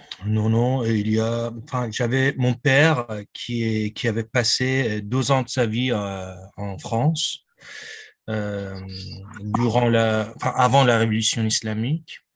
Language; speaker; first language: French; non-native, fluent; Persian